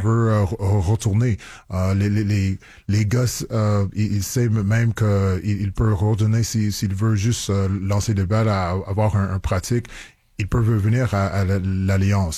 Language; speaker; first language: French; non-native, local second language; English